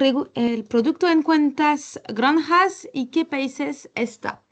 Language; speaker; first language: Spanish; non-native, learner; French